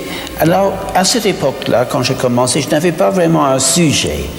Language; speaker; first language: French; non-native, fluent; English